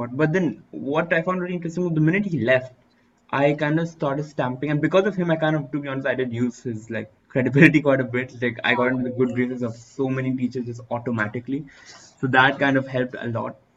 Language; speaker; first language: English; early bilingual, other home language; Hindi